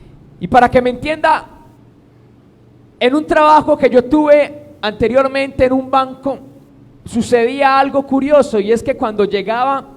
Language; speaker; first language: Spanish; native; Spanish